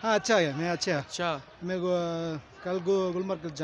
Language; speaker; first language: Hindi; non-native, learner; Tamil